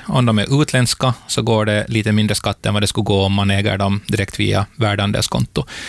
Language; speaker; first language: Swedish; native; Swedish